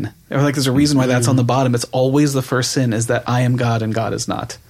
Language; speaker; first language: English; native; English